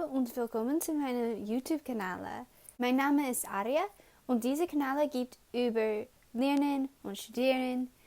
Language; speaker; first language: German; non-native, learner; English